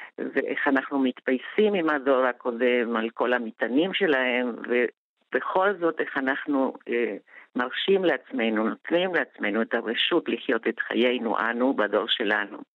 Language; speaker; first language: Hebrew; non-native, fluent; Spanish